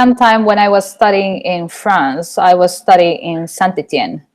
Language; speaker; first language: English; non-native, fluent; Japanese